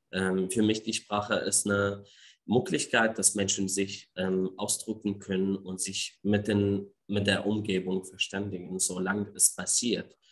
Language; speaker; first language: German; non-native, fluent; Arabic